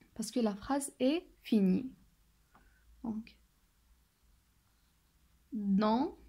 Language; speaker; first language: French; non-native, local second language; Arabic